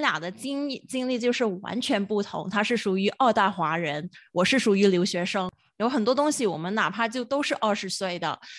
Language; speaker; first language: Chinese; non-native, local second language; Cantonese